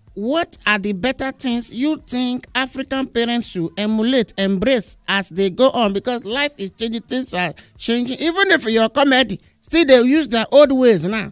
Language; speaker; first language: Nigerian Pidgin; non-native, local second language; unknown